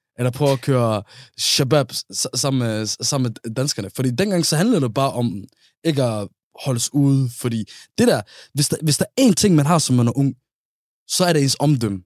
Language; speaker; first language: Danish; early bilingual, other home language; Somali